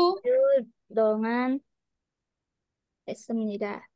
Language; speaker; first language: Korean; non-native, learner; Indonesian